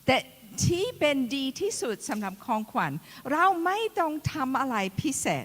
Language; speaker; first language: Thai; non-native, fluent; English